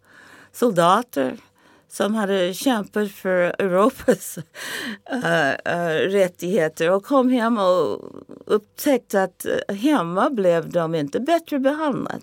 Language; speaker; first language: Swedish; non-native, fluent; English